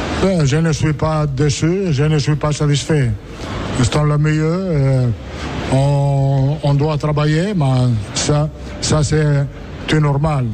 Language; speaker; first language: French; non-native, fluent; Italian